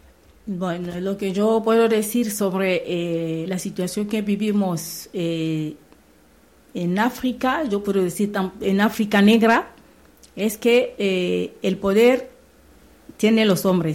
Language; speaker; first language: Spanish; non-native, learner; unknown